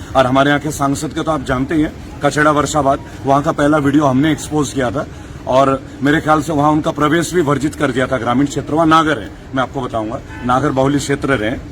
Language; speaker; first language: Hindi; non-native, local second language; Bangla